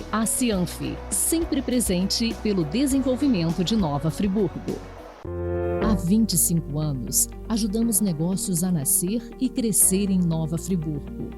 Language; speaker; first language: Portuguese; native; Portuguese